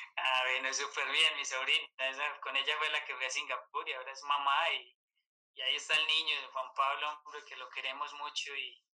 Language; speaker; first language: Spanish; native; Spanish